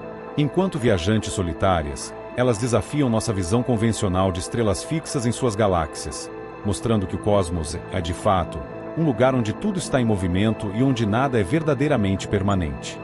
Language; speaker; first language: Portuguese; native; Portuguese